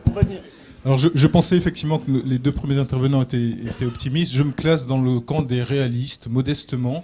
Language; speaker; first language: French; native; French